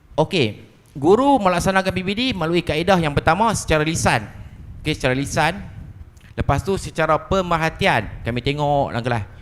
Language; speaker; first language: Malay; native; Malay